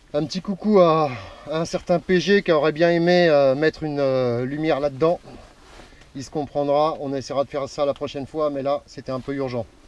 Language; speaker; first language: French; native; French